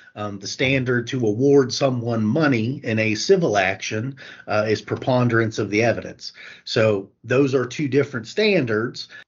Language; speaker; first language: English; native; English